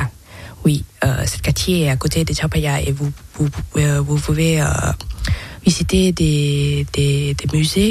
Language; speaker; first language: French; non-native, learner; Thai